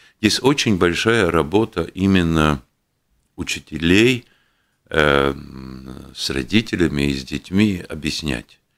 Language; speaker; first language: Russian; non-native, local second language; Latvian